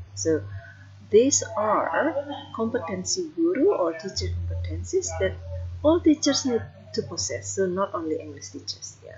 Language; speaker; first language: English; non-native, fluent; Indonesian